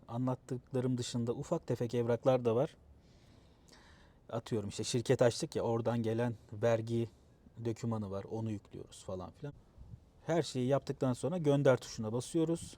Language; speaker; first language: Turkish; native; Turkish